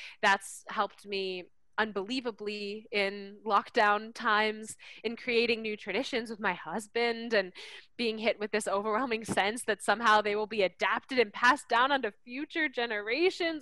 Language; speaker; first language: English; native; English